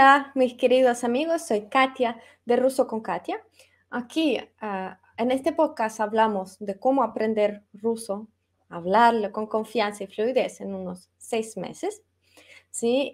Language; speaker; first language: Spanish; non-native, fluent; Russian